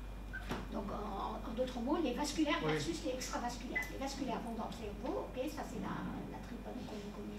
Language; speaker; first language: French; native; French